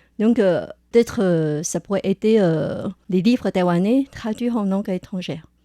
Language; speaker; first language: French; non-native, fluent; Chinese